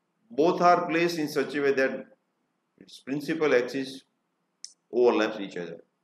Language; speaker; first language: English; non-native, local second language; Gujarati